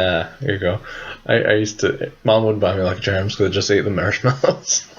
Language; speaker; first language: English; native; English